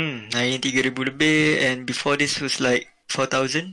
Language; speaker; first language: English; non-native, local second language; Malay